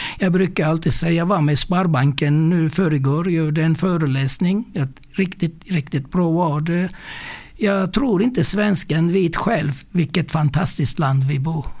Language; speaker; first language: Swedish; non-native, fluent; Turkish